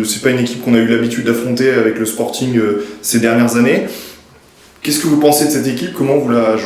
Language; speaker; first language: French; native; French